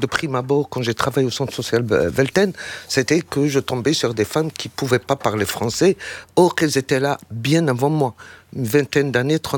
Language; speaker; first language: French; non-native, local second language; Arabic